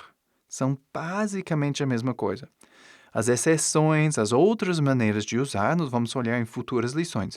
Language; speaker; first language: Portuguese; non-native, fluent; English